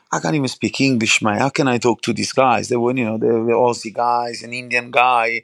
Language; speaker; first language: English; non-native, fluent; Italian